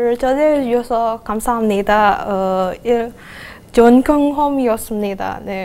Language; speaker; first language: Korean; non-native, fluent; Indonesian